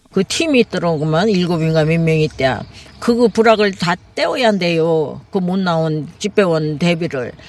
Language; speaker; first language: Korean; native; Korean